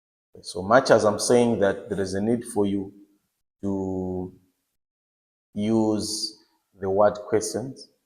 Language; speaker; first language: English; non-native, local second language; Nyanja